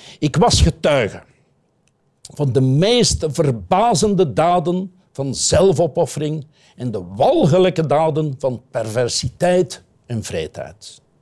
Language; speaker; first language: Dutch; native; Dutch